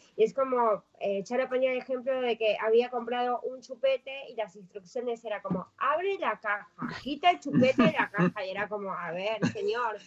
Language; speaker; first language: Spanish; native; Spanish